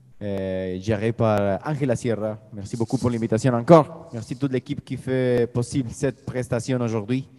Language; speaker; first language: French; non-native, fluent; Spanish